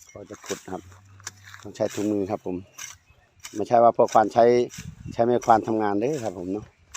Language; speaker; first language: Thai; non-native, local second language; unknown